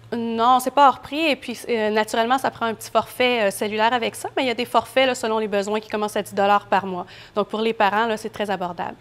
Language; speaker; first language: French; native; French